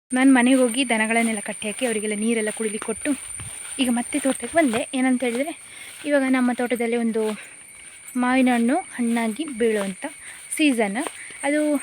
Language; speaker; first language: Kannada; non-native, local second language; Konkani